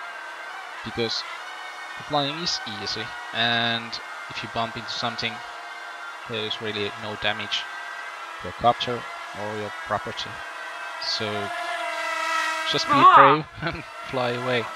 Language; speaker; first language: English; non-native, fluent; Finnish